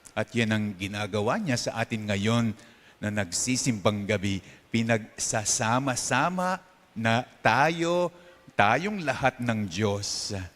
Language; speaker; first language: Filipino; non-native, local second language; Pampanga